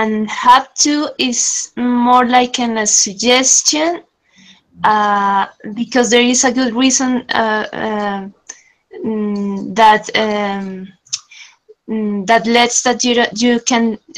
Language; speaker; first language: English; non-native, learner; Spanish